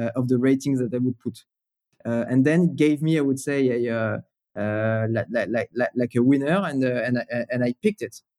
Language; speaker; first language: English; non-native, fluent; French